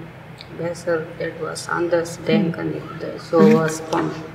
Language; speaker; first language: German; non-native, learner; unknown